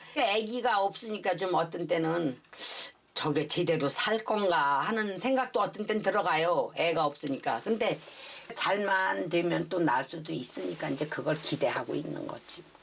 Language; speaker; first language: Korean; native; Korean